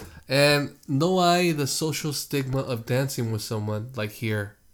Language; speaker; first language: English; early bilingual, other home language; Spanish